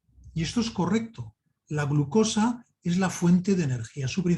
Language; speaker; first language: Spanish; native; Spanish